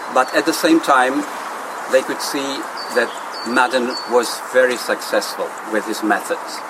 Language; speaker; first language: English; non-native, fluent; Czech